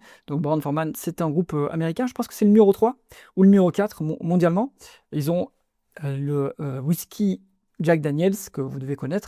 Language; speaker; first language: French; native; French